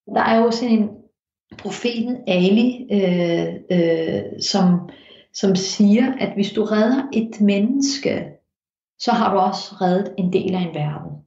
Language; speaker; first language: Danish; early bilingual, heritage; Danish